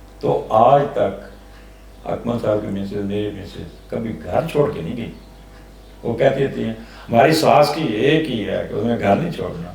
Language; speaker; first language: Urdu; native; Urdu